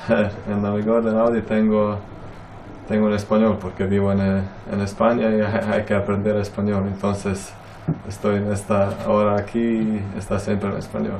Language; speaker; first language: Spanish; non-native, fluent; Croatian